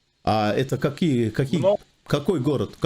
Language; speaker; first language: Russian; non-native, fluent; Armenian